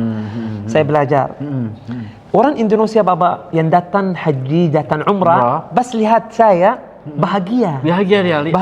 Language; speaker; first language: Indonesian; non-native, learner; Arabic